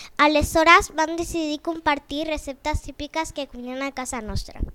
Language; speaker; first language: Catalan; non-native, learner; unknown